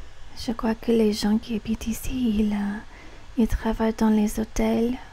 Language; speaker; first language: French; non-native, learner; English